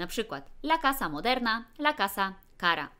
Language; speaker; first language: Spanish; non-native, fluent; Polish